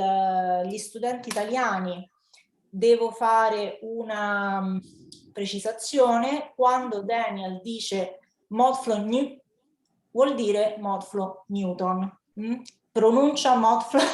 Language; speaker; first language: Italian; native; Italian